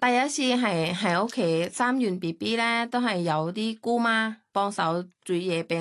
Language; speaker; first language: Cantonese; non-native, learner; Thai